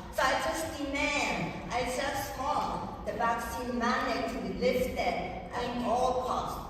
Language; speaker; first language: English; non-native, fluent; Japanese